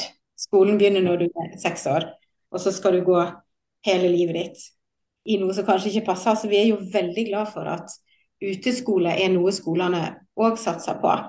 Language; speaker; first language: Norwegian; native; Norwegian